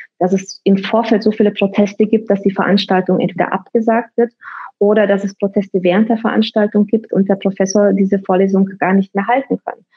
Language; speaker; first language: German; early bilingual, other home language; Romanian